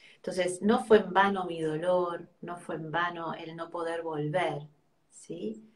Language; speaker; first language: Spanish; native; Spanish